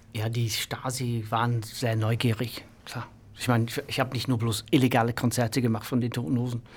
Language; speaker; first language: German; non-native, fluent; English